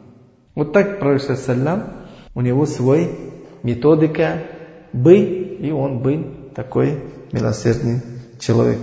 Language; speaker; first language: Russian; non-native, learner; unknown